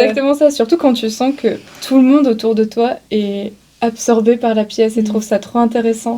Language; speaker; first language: French; native; French